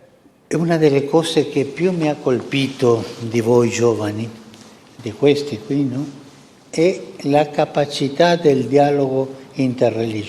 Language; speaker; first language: Italian; non-native, fluent; Spanish